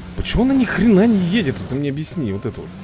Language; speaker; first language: Russian; native; Russian